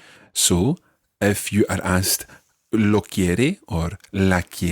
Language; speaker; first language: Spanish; non-native, fluent; English